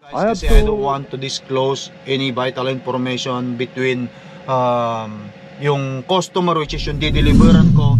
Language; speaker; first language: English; non-native, local second language; Filipino